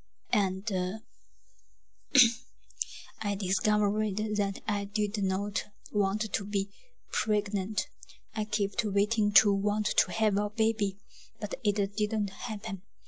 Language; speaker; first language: English; non-native, learner; Chinese